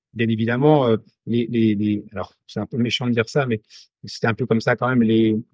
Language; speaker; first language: French; native; French